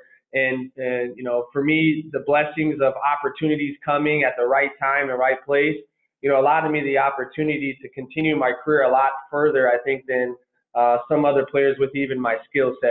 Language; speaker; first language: English; native; English